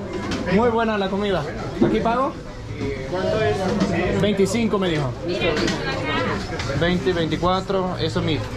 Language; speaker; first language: Spanish; non-native, fluent; Danish